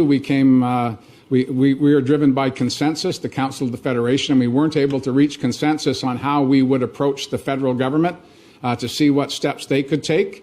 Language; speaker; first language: English; native; English